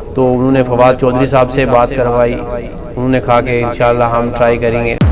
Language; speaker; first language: Urdu; non-native, local second language; Punjabi